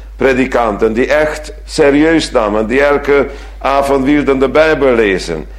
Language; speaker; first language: Dutch; non-native, fluent; Hungarian